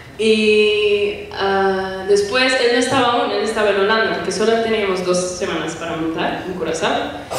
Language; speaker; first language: Spanish; non-native, fluent; Papiamento